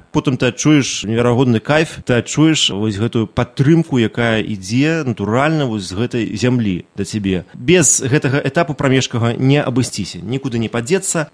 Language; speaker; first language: Belarusian; non-native, local second language; Russian